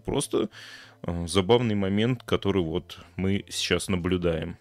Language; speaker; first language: Russian; native; Russian